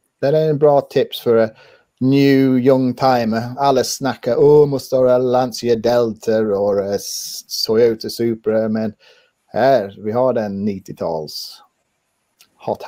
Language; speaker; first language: Swedish; non-native, fluent; English